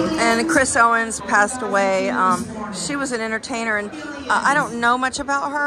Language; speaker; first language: English; native; English